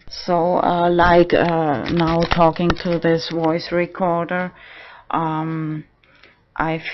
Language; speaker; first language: English; non-native, learner; German